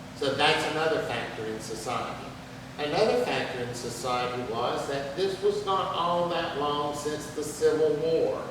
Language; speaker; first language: English; native; English